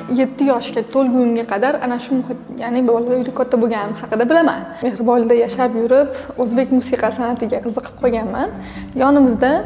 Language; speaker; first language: Uzbek; non-native, local second language; Russian